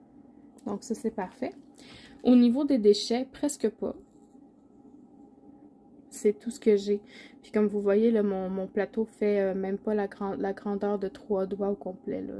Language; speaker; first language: French; native; French